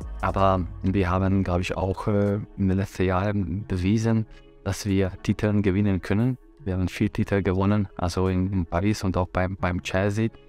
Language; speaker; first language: German; non-native, fluent; Hungarian